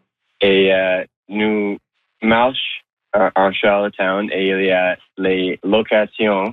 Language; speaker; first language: French; non-native, learner; English